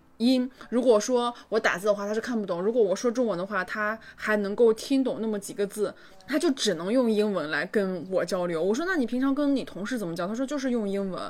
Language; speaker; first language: Chinese; native; Chinese